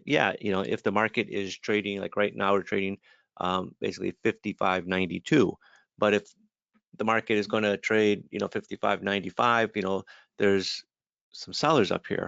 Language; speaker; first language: English; native; English